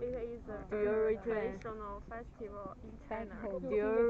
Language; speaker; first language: English; non-native, learner; Chinese